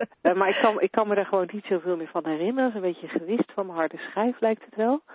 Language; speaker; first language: Dutch; native; Dutch